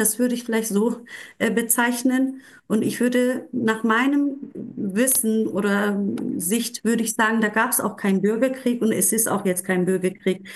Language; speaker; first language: German; non-native, fluent; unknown